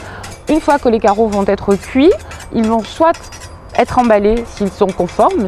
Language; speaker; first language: French; native; French